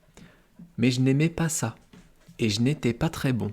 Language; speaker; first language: French; native; French